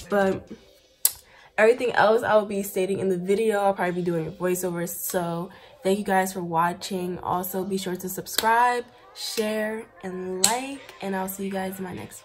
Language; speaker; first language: English; native; English